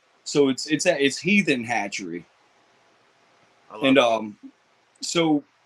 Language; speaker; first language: English; native; English